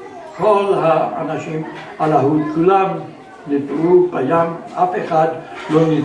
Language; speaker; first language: Hebrew; non-native, fluent; German